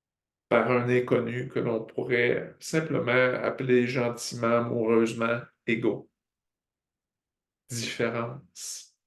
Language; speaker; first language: French; native; French